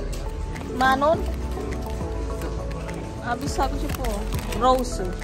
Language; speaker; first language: Korean; non-native, learner; Filipino